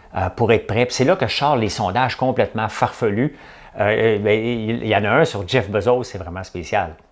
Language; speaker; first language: French; native; French